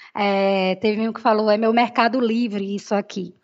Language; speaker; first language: Portuguese; native; Portuguese